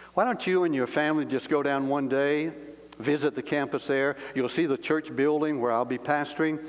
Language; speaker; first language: English; native; English